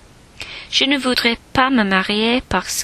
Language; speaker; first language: French; non-native, learner; English